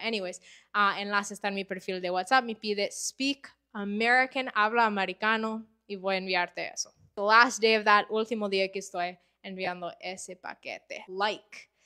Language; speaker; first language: Spanish; non-native, fluent; English